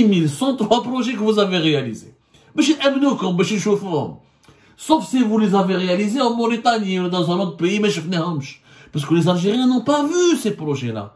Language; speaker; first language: French; non-native, local second language; Arabic